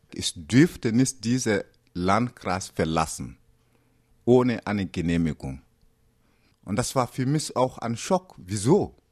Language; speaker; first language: German; non-native, fluent; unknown